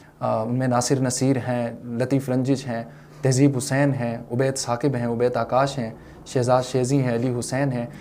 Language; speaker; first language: Urdu; non-native, local second language; Shina